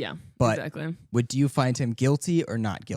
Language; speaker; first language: English; native; English